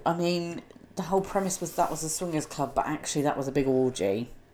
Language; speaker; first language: English; native; English